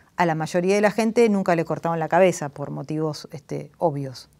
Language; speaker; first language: Spanish; native; Spanish